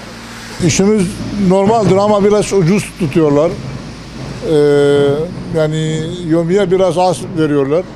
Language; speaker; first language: Turkish; non-native, local second language; Kurdish